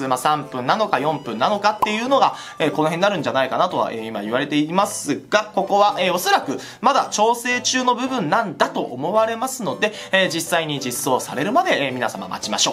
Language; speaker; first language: Japanese; native; Japanese